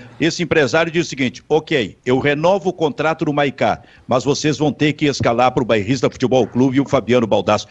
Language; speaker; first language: Portuguese; native; Portuguese